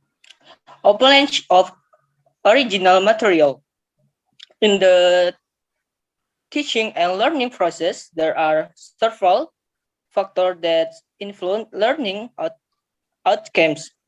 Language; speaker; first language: English; non-native, learner; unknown